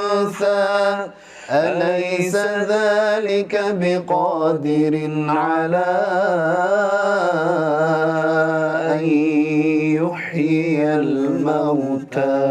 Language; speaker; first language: Arabic; native; Arabic